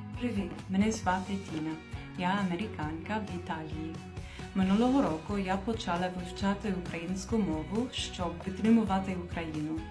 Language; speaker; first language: Ukrainian; non-native, learner; English